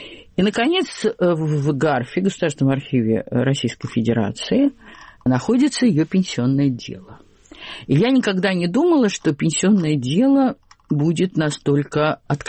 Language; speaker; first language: Russian; native; Russian